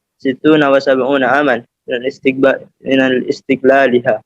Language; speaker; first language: Arabic; non-native, learner; Indonesian